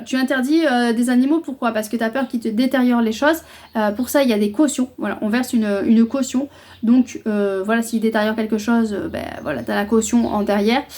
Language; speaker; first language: French; native; French